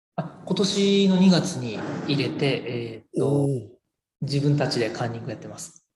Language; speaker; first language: Japanese; native; Japanese